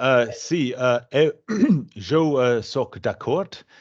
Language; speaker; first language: Spanish; non-native, learner; German